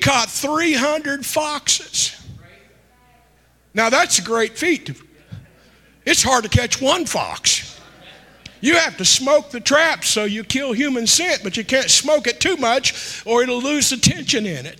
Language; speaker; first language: English; native; English